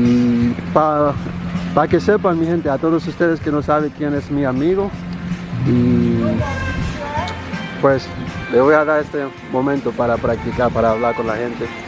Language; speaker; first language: Spanish; non-native, learner; Haitian Creole